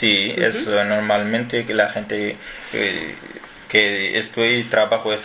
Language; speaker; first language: Spanish; non-native, learner; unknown